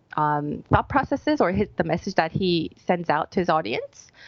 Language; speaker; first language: English; native; English